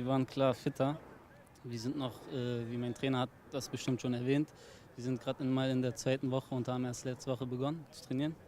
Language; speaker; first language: German; early bilingual, other home language; Turkish